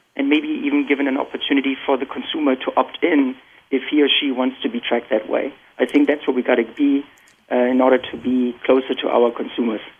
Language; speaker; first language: English; non-native, fluent; German